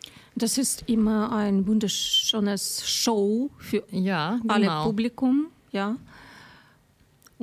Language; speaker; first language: German; non-native, fluent; Ukrainian